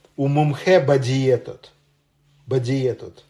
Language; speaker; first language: Hebrew; non-native, fluent; Russian